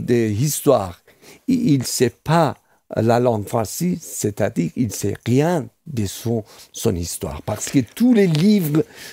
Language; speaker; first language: French; non-native, fluent; Persian